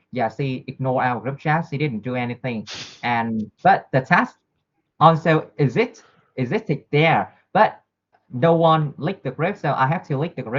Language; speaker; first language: English; non-native, learner; Vietnamese